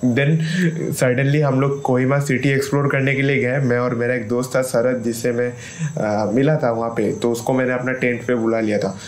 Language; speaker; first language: Hindi; non-native, local second language; Bangla